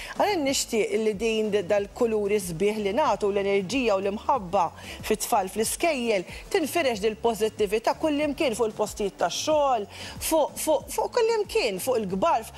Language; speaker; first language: Maltese; native; Maltese